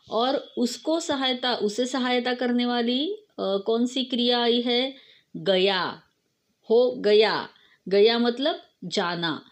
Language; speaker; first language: Hindi; non-native, local second language; Marathi